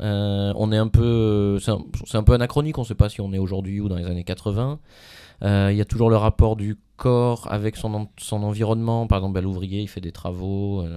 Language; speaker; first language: French; native; French